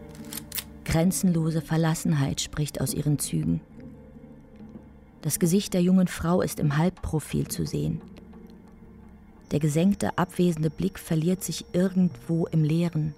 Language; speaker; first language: German; native; German